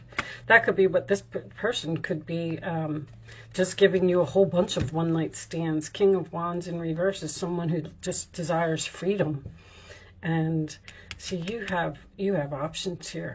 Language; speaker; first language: English; native; English